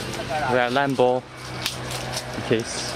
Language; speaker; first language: Chinese; early bilingual, heritage; Chinese